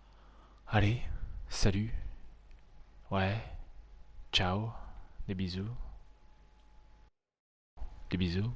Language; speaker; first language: French; native; French